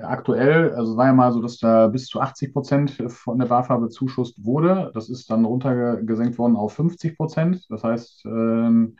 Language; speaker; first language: German; native; German